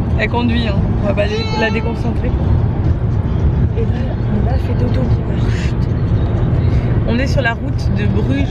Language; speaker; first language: French; native; French